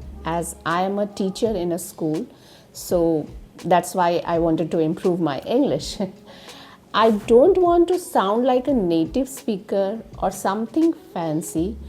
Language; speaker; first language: English; non-native, learner; Hindi